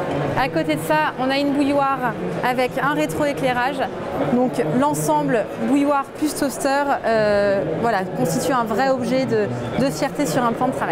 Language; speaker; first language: French; native; French